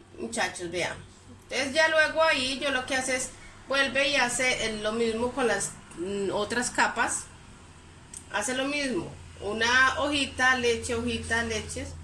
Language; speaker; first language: Spanish; native; Spanish